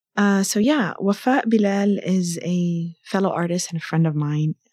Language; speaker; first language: English; early bilingual, other home language; Arabic